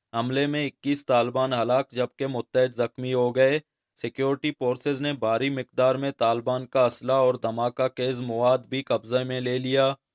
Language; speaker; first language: Urdu; non-native, local second language; Baluchi